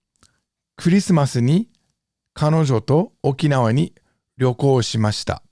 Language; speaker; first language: Japanese; non-native, fluent; English